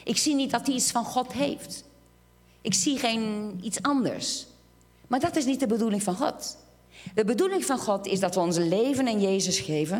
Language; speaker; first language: Dutch; non-native, fluent; Portuguese